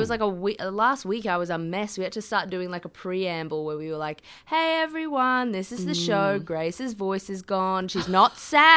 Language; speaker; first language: English; native; English